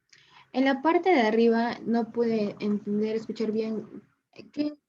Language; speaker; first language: Spanish; native; Spanish